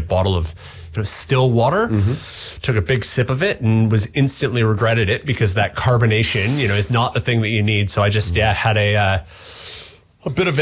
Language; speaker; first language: English; native; English